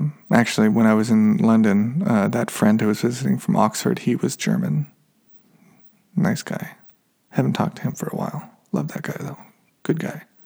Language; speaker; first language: English; native; English